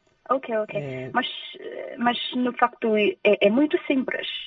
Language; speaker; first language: Portuguese; non-native, fluent; Chinese